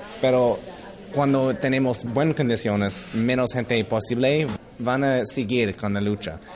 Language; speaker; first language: Spanish; early bilingual, heritage; English